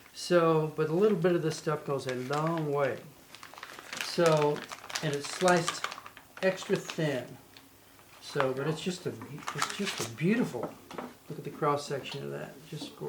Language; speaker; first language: English; native; English